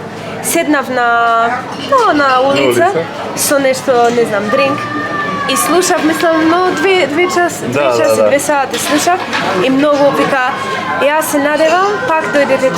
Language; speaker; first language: Macedonian; non-native, learner; Polish